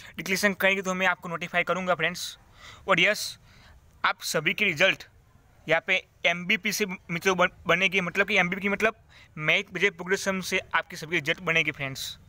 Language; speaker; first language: Hindi; non-native, local second language; Gujarati